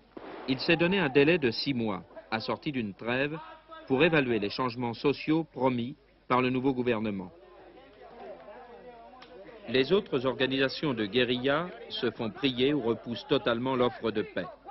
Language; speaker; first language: French; native; French